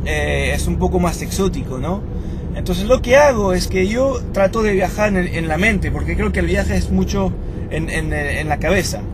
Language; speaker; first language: Spanish; non-native, fluent; French